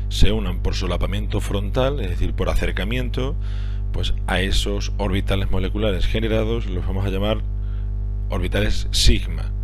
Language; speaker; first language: Spanish; native; Spanish